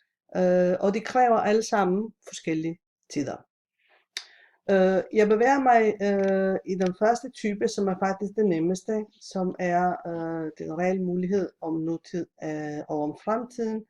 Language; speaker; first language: Danish; non-native, fluent; Italian